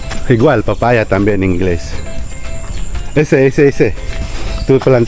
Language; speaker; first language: Spanish; non-native, learner; Filipino